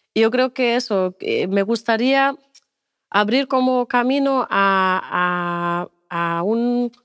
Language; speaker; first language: Spanish; non-native, fluent; German